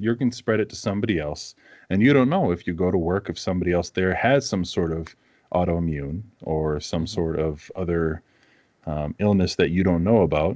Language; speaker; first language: English; native; English